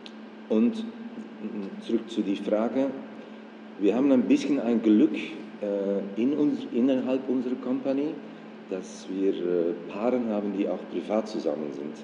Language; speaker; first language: German; non-native, fluent; Dutch